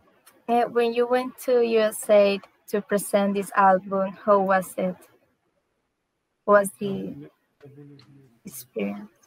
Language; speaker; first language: English; non-native, learner; Spanish